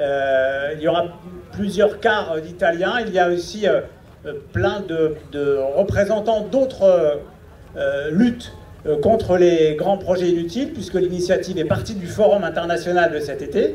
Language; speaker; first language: French; native; French